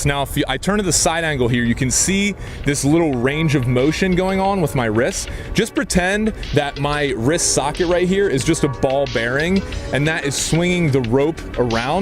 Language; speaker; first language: English; native; English